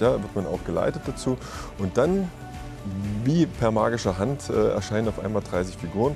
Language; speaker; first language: German; native; German